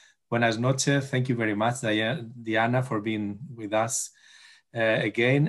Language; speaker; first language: English; non-native, fluent; Spanish